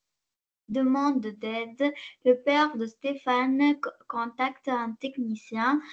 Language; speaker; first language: French; non-native, learner; Arabic